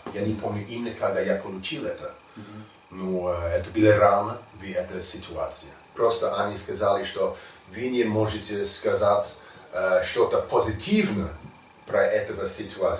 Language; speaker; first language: Russian; non-native, learner; English